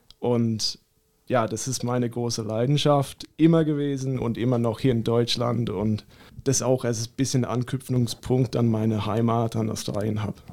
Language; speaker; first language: German; non-native, fluent; English